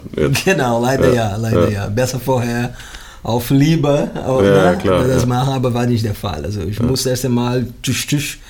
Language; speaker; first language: German; non-native, learner; Portuguese